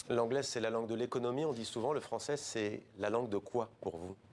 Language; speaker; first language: French; native; French